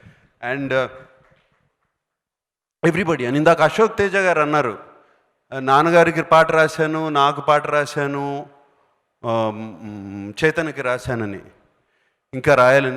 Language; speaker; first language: Telugu; native; Telugu